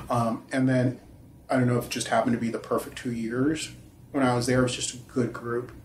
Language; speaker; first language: English; early bilingual, other home language; Haitian Creole